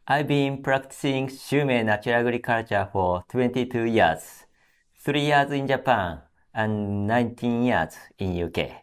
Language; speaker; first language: English; non-native, fluent; Japanese